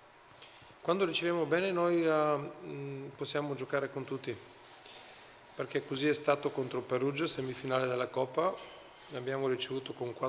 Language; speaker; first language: Italian; non-native, fluent; Bulgarian